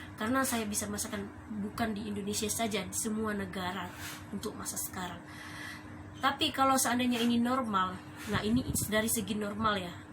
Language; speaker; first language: Indonesian; native; Indonesian